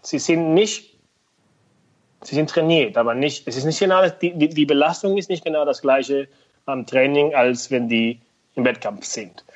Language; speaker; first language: German; non-native, fluent; Spanish